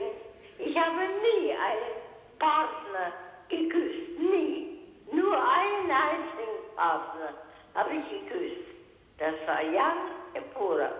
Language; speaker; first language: German; non-native, local second language; Hungarian